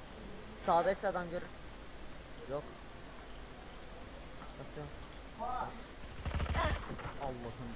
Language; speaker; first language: Turkish; native; Turkish